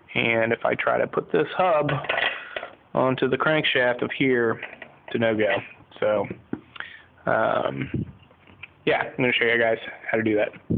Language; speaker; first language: English; native; English